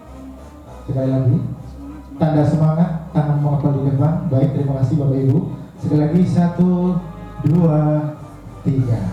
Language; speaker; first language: Indonesian; native; Indonesian